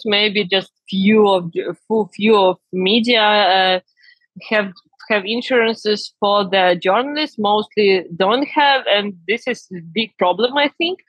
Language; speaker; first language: English; non-native, learner; Ukrainian